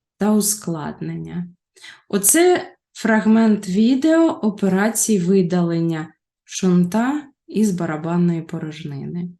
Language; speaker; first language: Ukrainian; native; Ukrainian